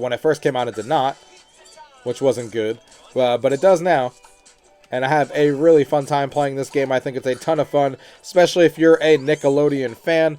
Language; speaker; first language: English; native; English